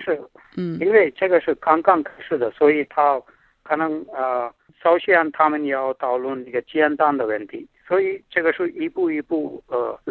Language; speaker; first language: Chinese; non-native, fluent; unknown